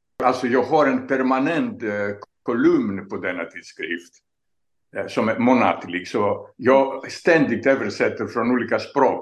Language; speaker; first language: Swedish; non-native, fluent; Greek